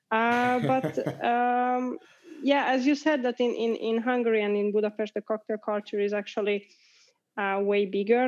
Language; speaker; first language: English; non-native, fluent; Hungarian